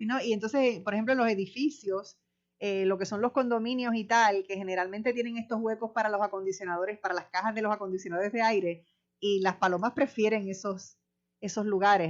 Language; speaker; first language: Spanish; native; Spanish